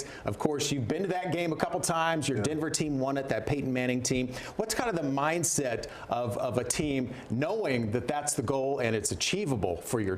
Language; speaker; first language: English; native; English